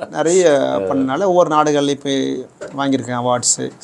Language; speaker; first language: Tamil; native; Tamil